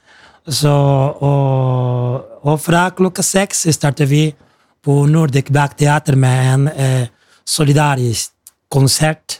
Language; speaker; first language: Norwegian; non-native, fluent; Spanish